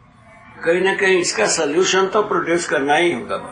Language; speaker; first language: Hindi; non-native, local second language; Kannada